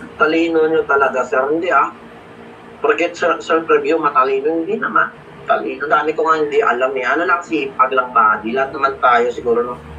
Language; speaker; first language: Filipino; non-native, local second language; Hiligaynon